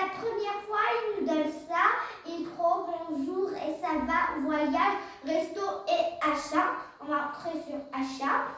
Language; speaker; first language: French; non-native, learner; Arabic